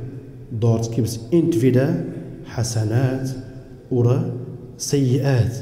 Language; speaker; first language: German; non-native, fluent; Arabic